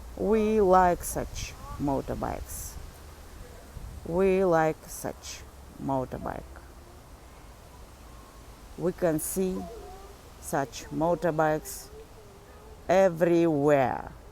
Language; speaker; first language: English; non-native, fluent; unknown